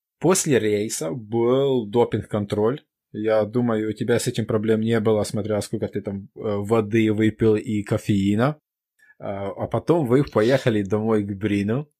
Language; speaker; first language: Russian; non-native, local second language; Ukrainian